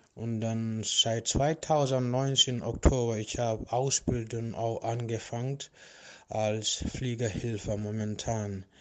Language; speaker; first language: German; non-native, learner; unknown